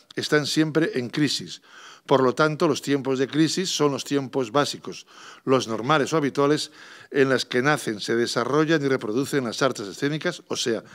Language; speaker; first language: Catalan; native; Catalan